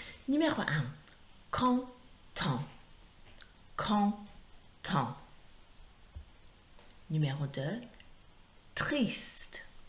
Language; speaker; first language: French; non-native, fluent; English